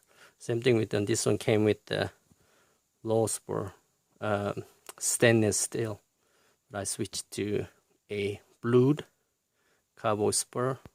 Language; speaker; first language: English; non-native, fluent; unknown